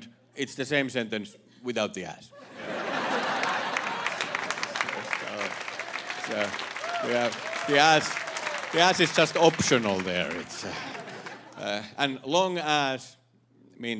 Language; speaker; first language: English; non-native, fluent; Finnish